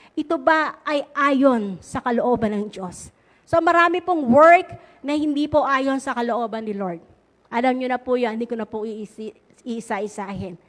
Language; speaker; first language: Filipino; native; Filipino